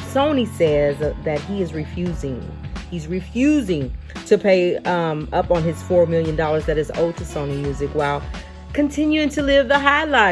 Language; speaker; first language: English; native; English